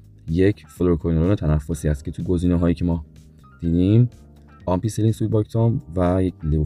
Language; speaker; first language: Persian; native; Persian